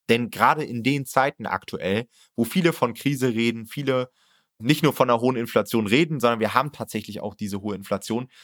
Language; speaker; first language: German; native; German